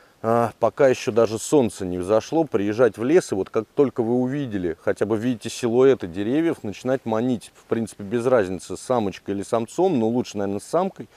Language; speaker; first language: Russian; native; Russian